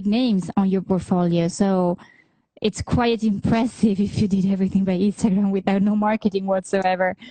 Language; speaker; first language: English; non-native, fluent; Italian